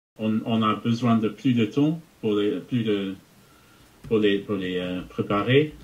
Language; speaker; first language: French; non-native, fluent; English